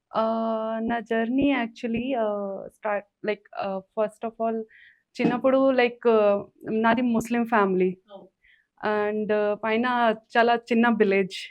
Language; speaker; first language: Telugu; non-native, learner; Hindi